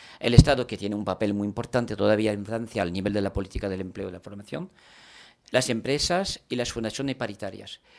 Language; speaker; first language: Spanish; early bilingual, heritage; French